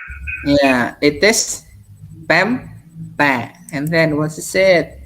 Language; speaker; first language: English; non-native, learner; Indonesian